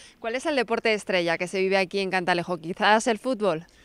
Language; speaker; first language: Spanish; native; Spanish